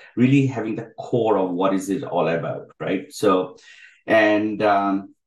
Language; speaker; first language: English; non-native, local second language; Bangla